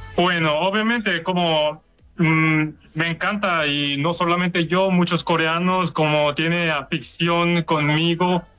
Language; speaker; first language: Spanish; non-native, learner; Korean